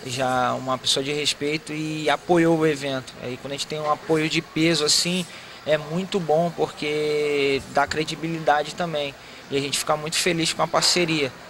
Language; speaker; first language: Portuguese; native; Portuguese